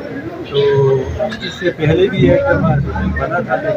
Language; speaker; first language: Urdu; non-native, local second language; Balti